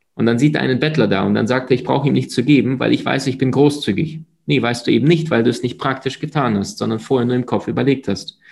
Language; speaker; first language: German; early bilingual, other home language; Russian